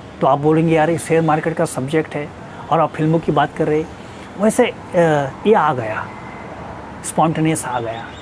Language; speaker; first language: Hindi; non-native, local second language; Marathi